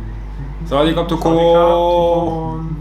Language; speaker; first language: Thai; non-native, fluent; Korean